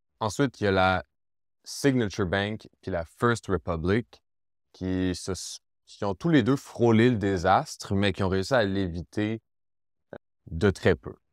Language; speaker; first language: French; native; French